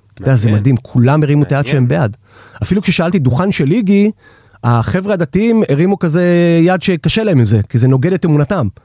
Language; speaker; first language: Hebrew; native; Hebrew